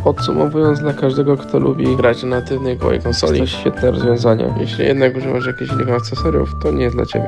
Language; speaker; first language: Polish; native; Polish